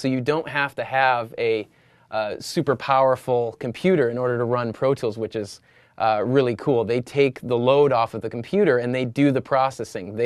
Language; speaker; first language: English; native; English